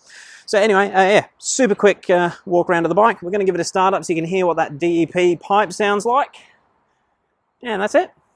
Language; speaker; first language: English; native; English